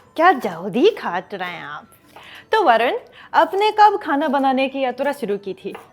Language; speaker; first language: Hindi; non-native, fluent; Japanese